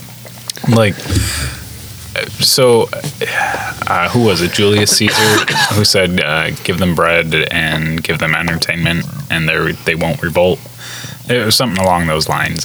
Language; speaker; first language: English; native; English